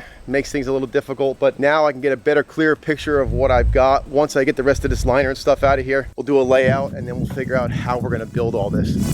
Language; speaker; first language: English; native; English